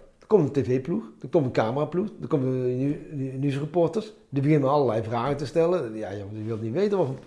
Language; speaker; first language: Dutch; early bilingual, other home language; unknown